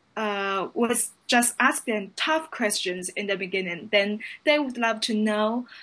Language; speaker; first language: English; non-native, fluent; Chinese